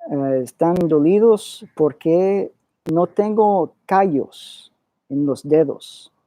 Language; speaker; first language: Spanish; early bilingual, other home language; English